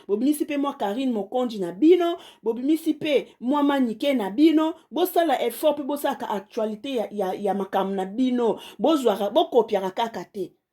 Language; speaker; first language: Lingala; native; Lingala